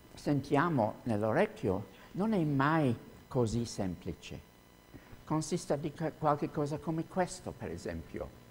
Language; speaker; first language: Italian; non-native, fluent; English